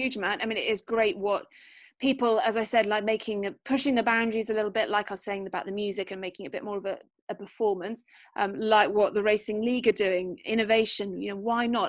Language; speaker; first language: English; native; English